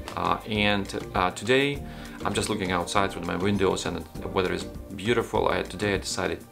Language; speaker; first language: English; non-native, fluent; Ukrainian